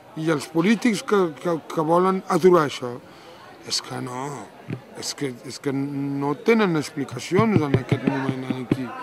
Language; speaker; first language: Catalan; non-native, fluent; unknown